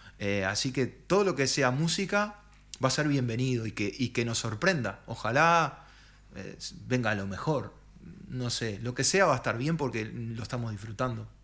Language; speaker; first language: Spanish; native; Spanish